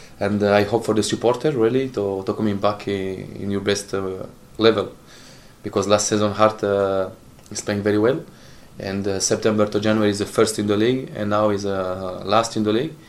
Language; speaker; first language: English; non-native, learner; Italian